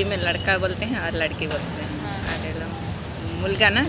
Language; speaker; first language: Hindi; non-native, local second language; Odia